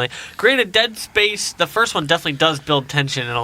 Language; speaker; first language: English; native; English